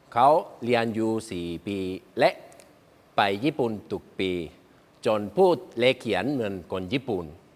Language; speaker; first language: Thai; non-native, learner; Spanish